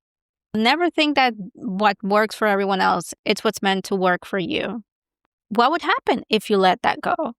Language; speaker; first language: English; native; English